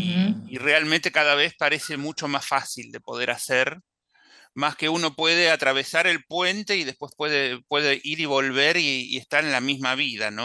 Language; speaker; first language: Spanish; native; Spanish